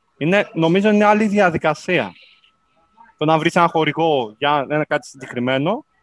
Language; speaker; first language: Greek; native; Greek